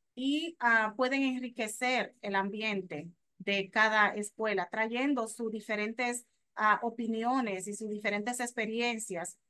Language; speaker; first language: Spanish; native; Spanish